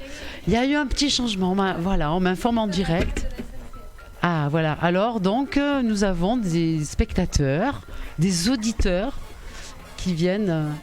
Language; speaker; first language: French; native; French